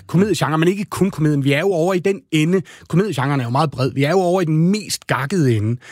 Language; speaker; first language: Danish; native; Danish